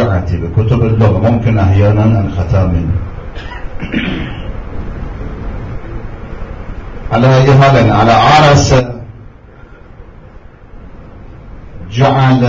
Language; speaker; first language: Arabic; non-native, fluent; Persian